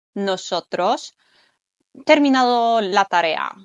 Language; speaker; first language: Spanish; non-native, fluent; Polish